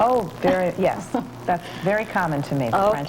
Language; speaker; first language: English; native; English